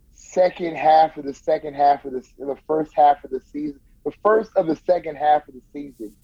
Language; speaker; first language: English; native; English